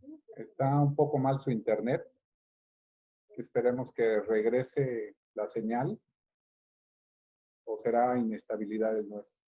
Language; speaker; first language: Spanish; native; Spanish